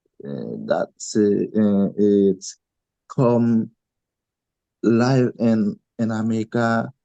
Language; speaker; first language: English; non-native, learner; Haitian Creole